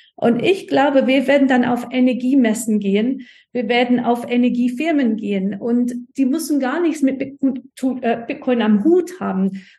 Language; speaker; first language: German; non-native, fluent; English